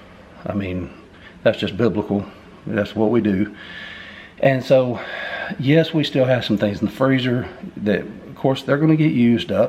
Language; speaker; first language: English; native; English